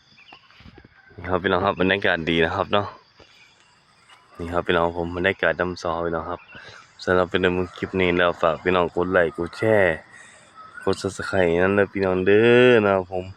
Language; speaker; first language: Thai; non-native, local second language; Northeastern Thai